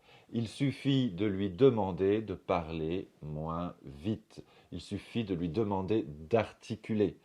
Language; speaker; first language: French; native; French